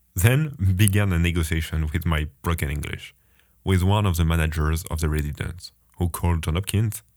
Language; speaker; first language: English; non-native, fluent; French